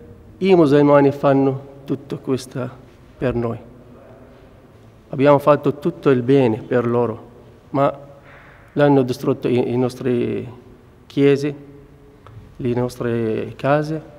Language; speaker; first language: Italian; non-native, fluent; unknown